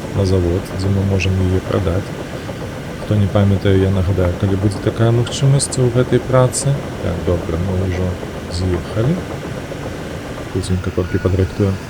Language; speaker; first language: Belarusian; native; Belarusian